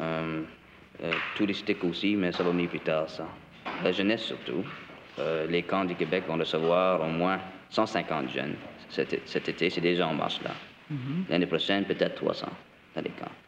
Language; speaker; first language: French; native; French